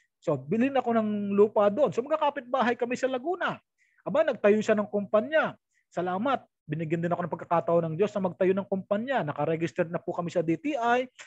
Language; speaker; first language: Filipino; native; Filipino